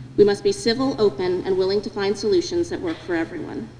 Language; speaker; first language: English; native; English